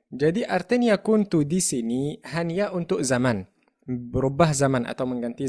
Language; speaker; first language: Indonesian; non-native, fluent; Arabic